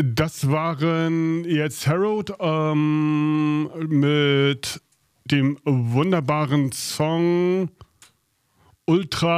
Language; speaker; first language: German; native; German